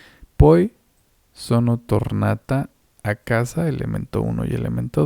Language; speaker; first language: Italian; non-native, fluent; Spanish